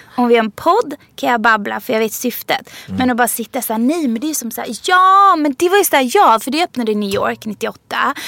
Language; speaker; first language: Swedish; early bilingual, other home language; Persian